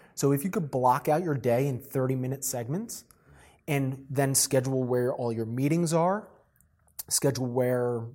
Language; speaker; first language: English; native; English